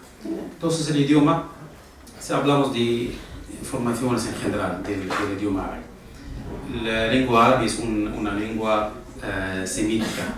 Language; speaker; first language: Spanish; non-native, fluent; Arabic